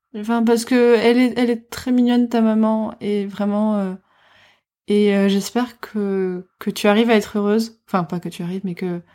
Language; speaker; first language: French; early bilingual, heritage; French